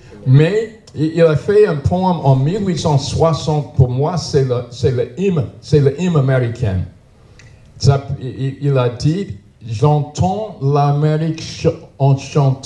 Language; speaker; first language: French; non-native, learner; English